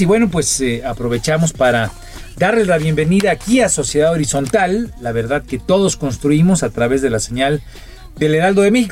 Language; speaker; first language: Spanish; native; Spanish